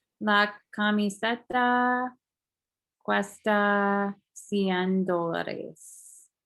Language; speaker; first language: Spanish; non-native, learner; English